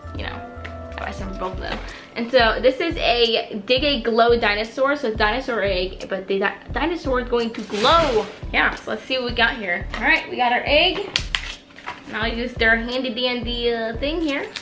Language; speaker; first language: English; native; English